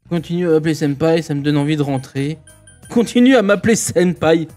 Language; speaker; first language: French; native; French